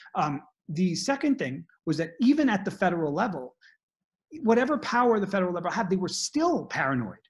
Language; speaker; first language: English; native; English